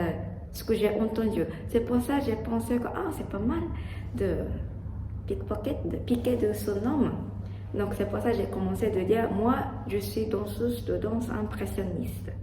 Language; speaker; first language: French; non-native, learner; Japanese